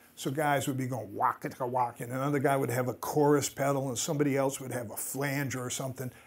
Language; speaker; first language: English; native; English